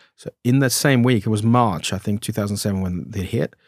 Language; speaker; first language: English; early bilingual, other home language; Romanian